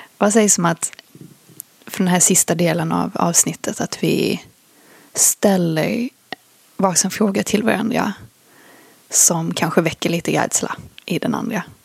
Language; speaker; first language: Swedish; early bilingual, other home language; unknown